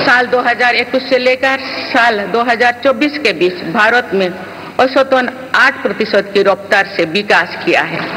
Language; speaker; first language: Hindi; non-native, local second language; Santali